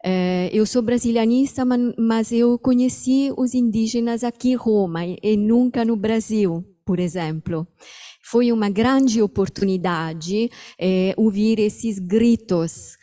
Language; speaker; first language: Portuguese; non-native, fluent; Italian